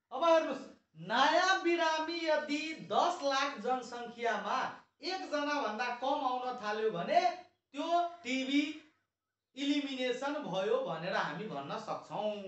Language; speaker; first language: Nepali; non-native, local second language; Maithili